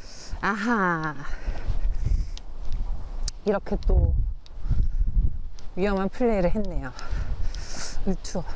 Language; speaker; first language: Korean; native; Korean